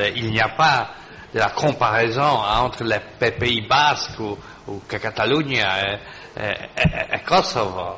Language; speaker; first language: French; non-native, fluent; Polish